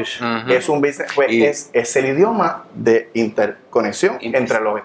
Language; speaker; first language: Spanish; native; Spanish